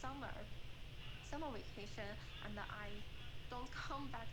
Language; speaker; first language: English; non-native, learner; Chinese